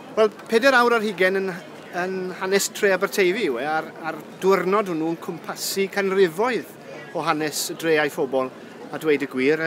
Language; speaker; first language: Welsh; native; Welsh